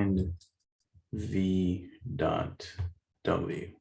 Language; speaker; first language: English; native; English